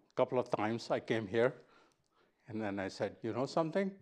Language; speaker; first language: English; non-native, local second language; Punjabi